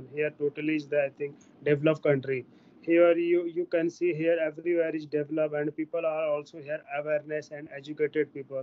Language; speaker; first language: English; non-native, learner; Hindi